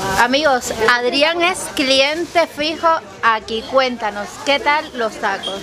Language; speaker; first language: Spanish; native; Spanish